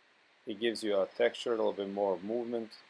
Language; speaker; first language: English; non-native, fluent; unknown